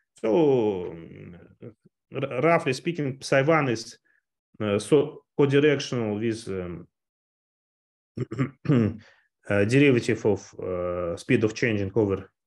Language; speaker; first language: English; non-native, fluent; Russian